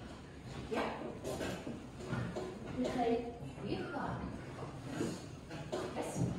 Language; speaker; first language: English; non-native, learner; Kazakh